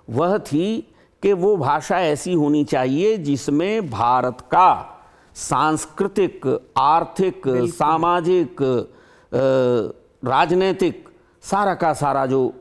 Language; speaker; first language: Hindi; native; Hindi